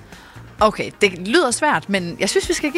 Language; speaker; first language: Danish; native; Danish